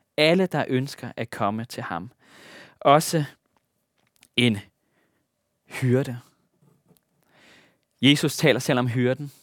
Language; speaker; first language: Danish; native; Danish